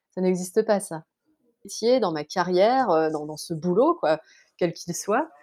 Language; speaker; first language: French; native; French